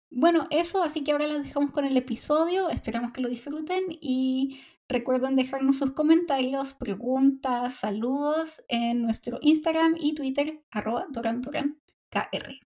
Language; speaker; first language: Spanish; native; Spanish